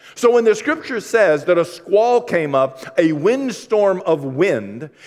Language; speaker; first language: English; native; English